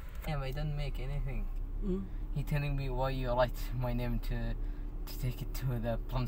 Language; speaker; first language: English; non-native, learner; Arabic